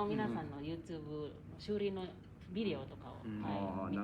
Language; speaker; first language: Japanese; non-native, fluent; Indonesian